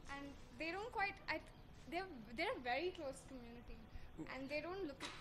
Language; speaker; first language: English; non-native, local second language; Hindi